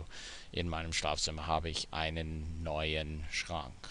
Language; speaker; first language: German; non-native, fluent; English